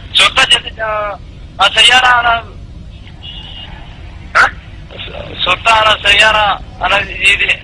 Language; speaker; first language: Arabic; non-native, learner; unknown